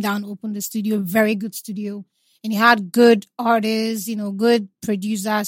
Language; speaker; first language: English; non-native, local second language; Igbo